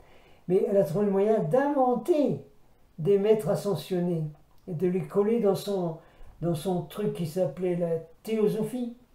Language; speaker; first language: French; native; French